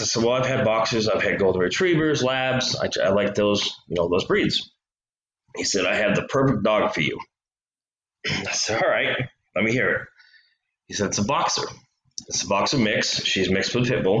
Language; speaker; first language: English; native; English